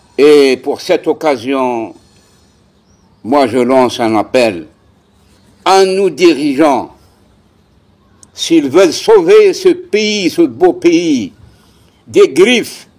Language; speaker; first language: French; non-native, local second language; Kabyle